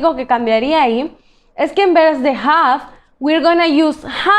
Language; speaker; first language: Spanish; native; Spanish